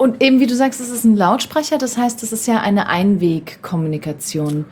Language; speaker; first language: German; native; German